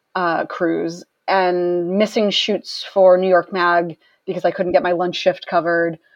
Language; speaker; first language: English; native; English